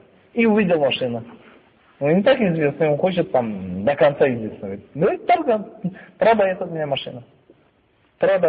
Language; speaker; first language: Russian; non-native, fluent; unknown